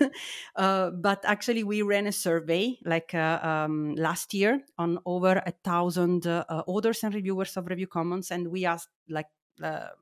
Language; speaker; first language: English; non-native, fluent; Italian